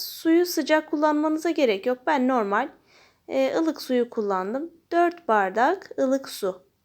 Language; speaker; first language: Turkish; native; Turkish